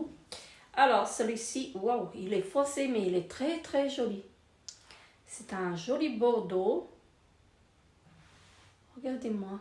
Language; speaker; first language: French; native; French